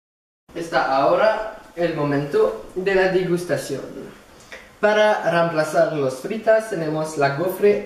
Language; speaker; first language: Spanish; non-native, learner; French